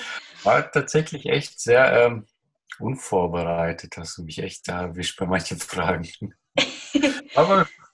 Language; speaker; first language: German; early bilingual, other home language; Russian